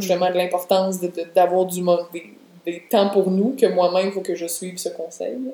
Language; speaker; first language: French; native; French